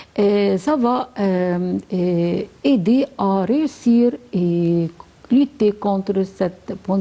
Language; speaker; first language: French; non-native, fluent; Arabic